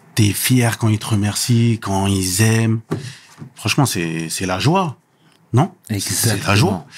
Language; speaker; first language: French; native; French